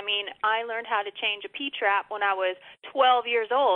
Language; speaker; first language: English; native; English